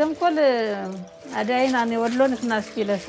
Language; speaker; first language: Hebrew; non-native, learner; Amharic